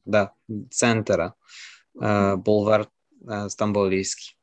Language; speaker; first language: Bulgarian; non-native, learner; French